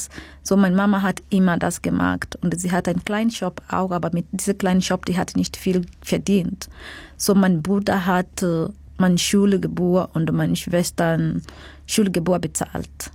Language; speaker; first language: German; non-native, fluent; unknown